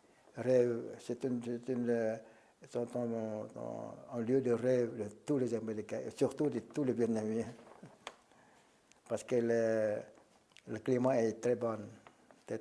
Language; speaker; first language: French; non-native, local second language; Vietnamese